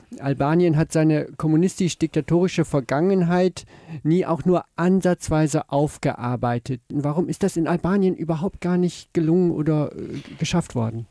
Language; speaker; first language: German; native; German